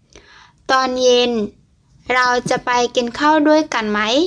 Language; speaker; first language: Thai; non-native, fluent; Burmese